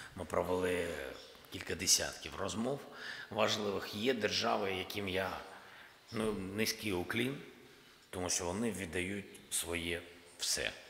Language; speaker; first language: Ukrainian; non-native, local second language; Russian